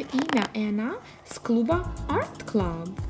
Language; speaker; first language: Russian; native; Russian